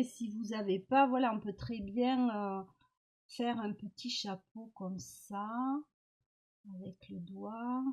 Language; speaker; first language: French; native; French